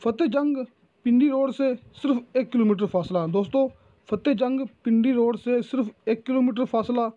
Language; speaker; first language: Urdu; non-native, local second language; Punjabi